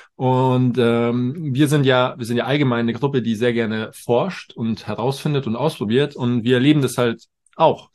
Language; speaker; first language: German; native; German